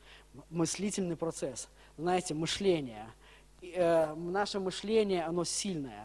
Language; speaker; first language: Russian; native; Russian